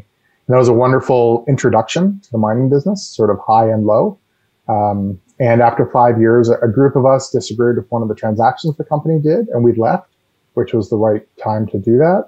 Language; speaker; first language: English; native; English